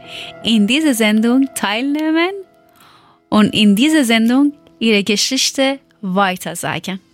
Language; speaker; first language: German; non-native, learner; Persian